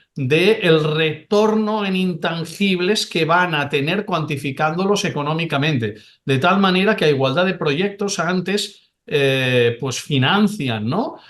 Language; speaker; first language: Spanish; non-native, local second language; Catalan